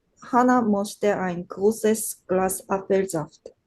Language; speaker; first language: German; non-native, learner; Korean